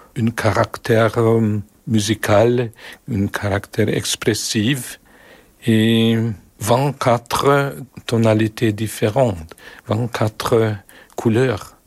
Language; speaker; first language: French; non-native, learner; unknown